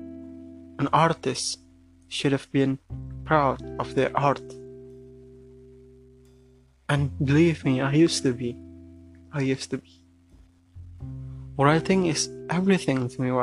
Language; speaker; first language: English; non-native, fluent; Indonesian